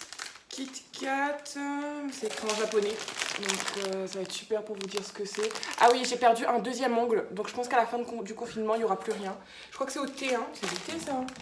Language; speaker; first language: French; native; French